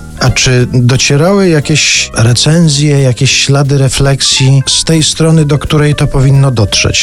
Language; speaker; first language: Polish; native; Polish